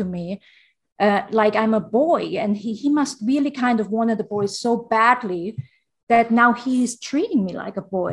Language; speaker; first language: English; non-native, fluent; German